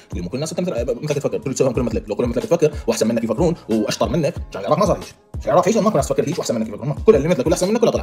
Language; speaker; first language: Arabic; native; Arabic